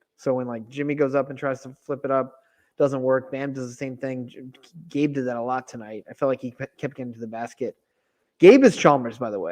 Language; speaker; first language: English; native; English